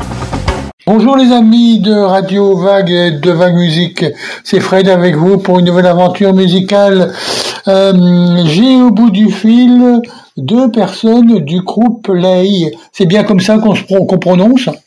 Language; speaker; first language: French; native; French